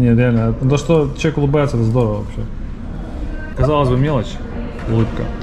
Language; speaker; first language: Russian; native; Russian